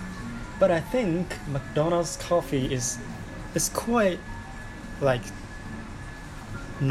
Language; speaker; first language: English; non-native, learner; Japanese